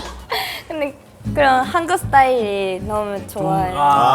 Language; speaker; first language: Korean; non-native, learner; Japanese